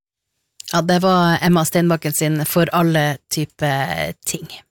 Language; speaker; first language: Norwegian; native; Norwegian